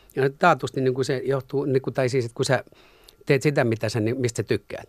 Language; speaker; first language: Finnish; native; Finnish